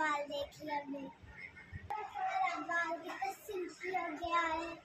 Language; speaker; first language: Hindi; native; Hindi